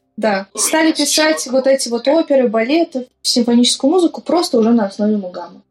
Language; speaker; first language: Russian; non-native, local second language; Azerbaijani